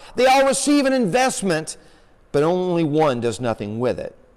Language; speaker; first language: English; native; English